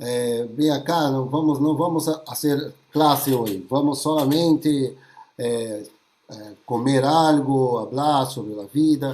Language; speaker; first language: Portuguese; non-native, fluent; Spanish